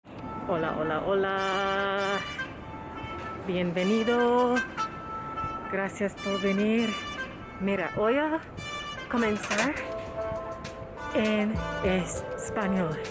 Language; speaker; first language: Spanish; non-native, learner; English